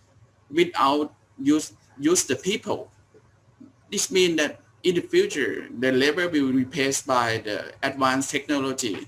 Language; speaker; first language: English; non-native, learner; Thai